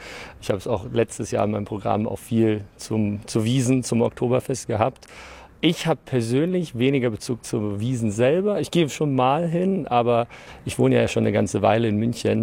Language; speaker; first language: German; early bilingual, other home language; English